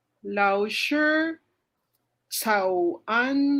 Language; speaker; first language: Chinese; non-native, learner; Filipino